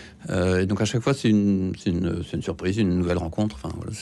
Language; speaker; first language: French; native; French